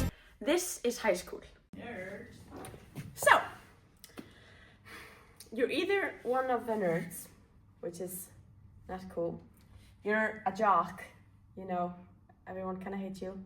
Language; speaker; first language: English; non-native, learner; Icelandic